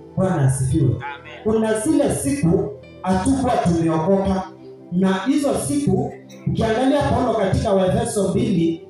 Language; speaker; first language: Swahili; non-native, local second language; Kamba